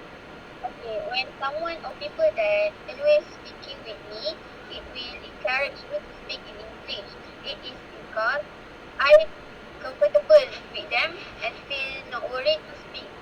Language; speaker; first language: English; non-native, local second language; Malay